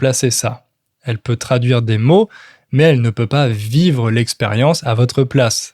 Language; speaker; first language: French; native; French